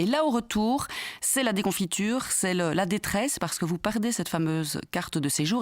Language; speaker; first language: French; native; French